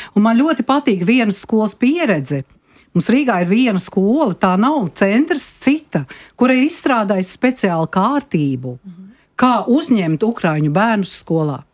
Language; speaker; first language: Latvian; native; Latvian